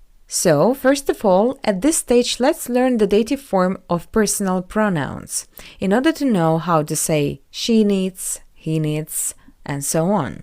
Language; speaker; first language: English; non-native, fluent; Russian